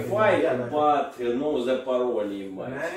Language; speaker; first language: English; non-native, learner; Russian